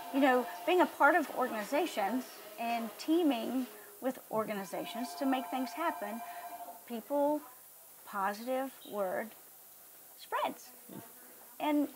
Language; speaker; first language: English; native; English